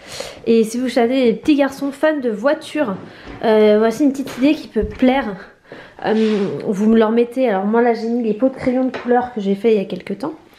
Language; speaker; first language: French; native; French